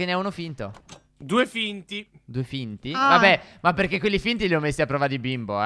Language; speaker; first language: Italian; native; Italian